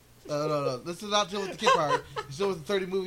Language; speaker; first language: English; native; English